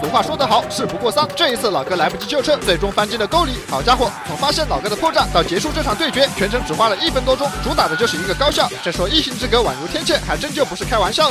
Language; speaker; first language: Chinese; native; Chinese